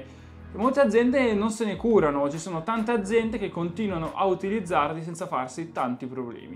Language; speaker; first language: Italian; native; Italian